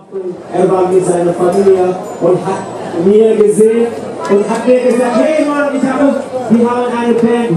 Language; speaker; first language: German; non-native, learner; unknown